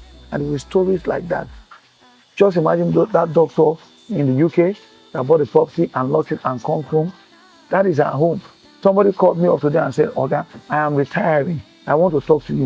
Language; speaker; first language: English; non-native, local second language; Igbo